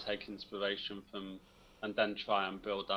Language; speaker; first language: English; native; English